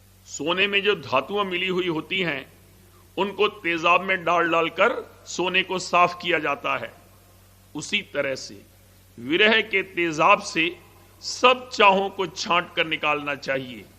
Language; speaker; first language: Hindi; native; Hindi